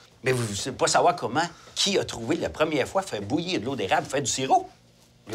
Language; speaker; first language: French; native; French